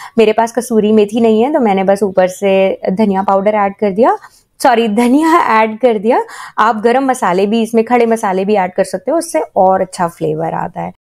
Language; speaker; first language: Hindi; native; Hindi